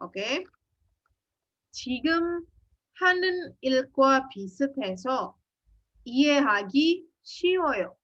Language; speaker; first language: Korean; non-native, fluent; Indonesian